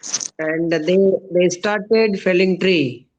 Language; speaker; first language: English; non-native, learner; Rajasthani